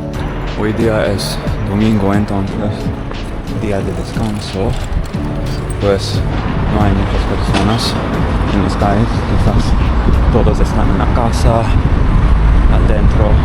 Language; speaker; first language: Spanish; non-native, learner; English